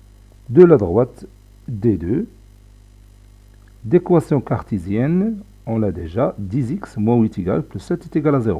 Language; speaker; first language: French; non-native, local second language; Arabic